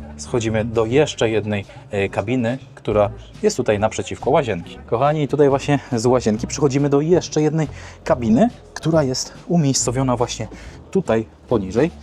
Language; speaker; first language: Polish; native; Polish